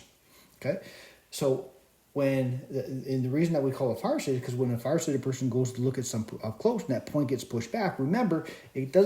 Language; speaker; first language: English; native; English